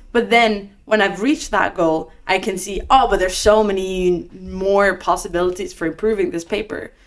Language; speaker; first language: English; non-native, fluent; Norwegian